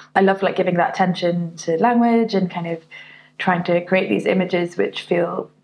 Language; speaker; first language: English; native; English